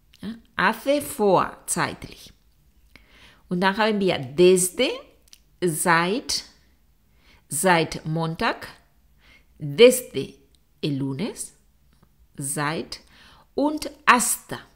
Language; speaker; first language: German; non-native, fluent; Spanish